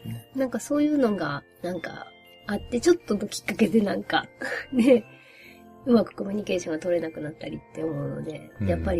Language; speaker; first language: Japanese; native; Japanese